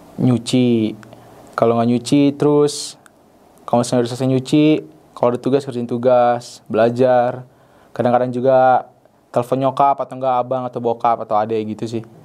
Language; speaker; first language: Indonesian; native; Indonesian